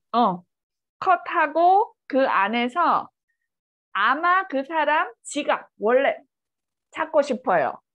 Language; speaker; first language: Korean; native; Korean